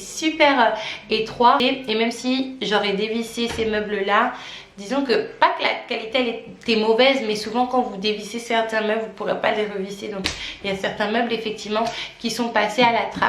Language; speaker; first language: French; native; French